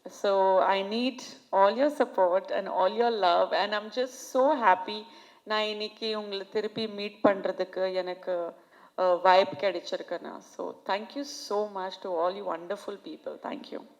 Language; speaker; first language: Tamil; non-native, fluent; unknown